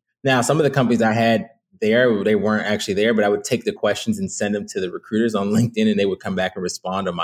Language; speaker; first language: English; native; English